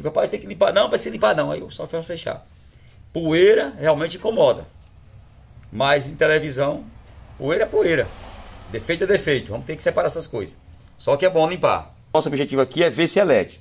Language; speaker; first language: Portuguese; native; Portuguese